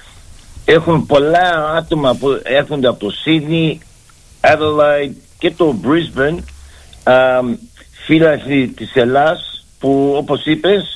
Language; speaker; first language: Greek; early bilingual, heritage; Greek